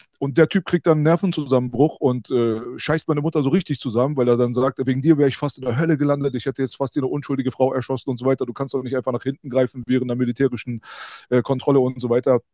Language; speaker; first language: German; early bilingual, other home language; Persian